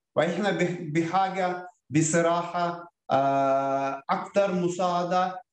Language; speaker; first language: Arabic; non-native, fluent; Ukrainian